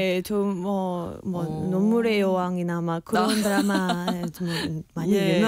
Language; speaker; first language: Korean; non-native, fluent; Spanish